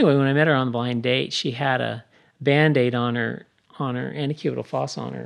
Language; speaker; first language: English; native; English